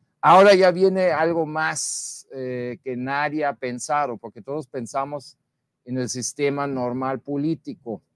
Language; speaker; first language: Spanish; non-native, fluent; German